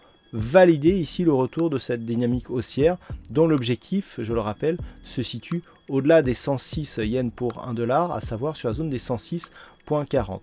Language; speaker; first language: French; native; French